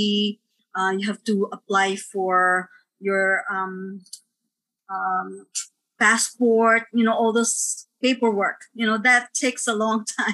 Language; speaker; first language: English; non-native, local second language; Filipino